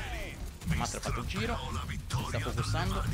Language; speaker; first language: Italian; native; Italian